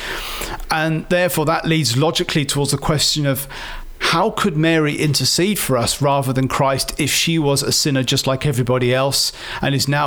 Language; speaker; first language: English; native; English